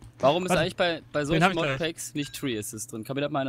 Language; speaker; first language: German; native; German